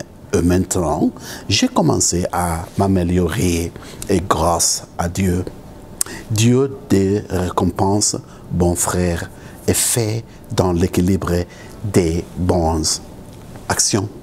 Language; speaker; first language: French; non-native, local second language; Arabic